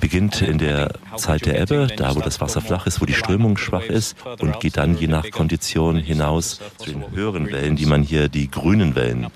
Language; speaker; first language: German; native; German